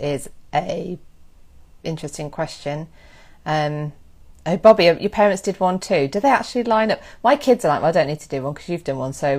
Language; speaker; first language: English; native; English